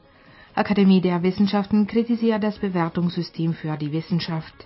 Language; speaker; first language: German; non-native, fluent; Czech